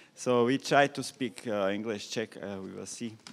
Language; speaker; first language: English; non-native, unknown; Czech